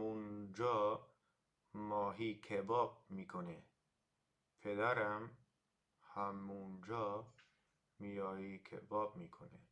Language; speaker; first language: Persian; non-native, learner; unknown